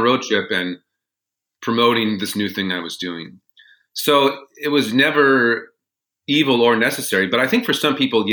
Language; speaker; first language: English; native; English